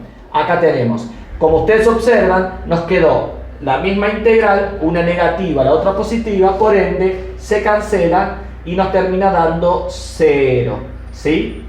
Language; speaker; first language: Spanish; native; Spanish